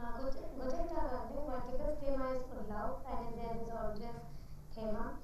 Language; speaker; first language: German; non-native, learner; Hindi